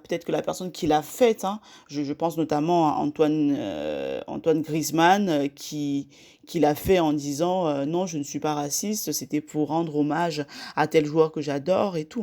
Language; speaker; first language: French; native; French